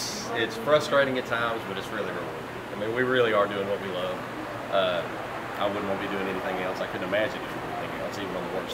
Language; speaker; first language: English; native; English